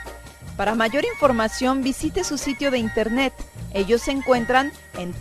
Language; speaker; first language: Spanish; native; Spanish